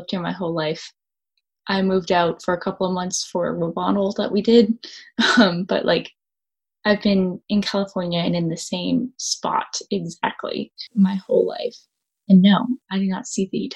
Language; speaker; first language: English; native; English